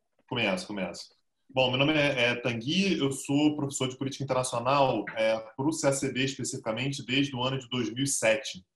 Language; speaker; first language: Portuguese; native; Portuguese